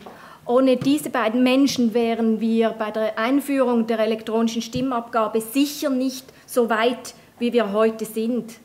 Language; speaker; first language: German; native; German